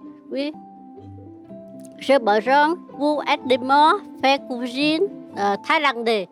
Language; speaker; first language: French; non-native, learner; Thai